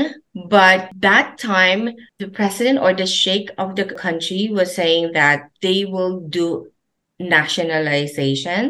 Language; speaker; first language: English; non-native, local second language; Filipino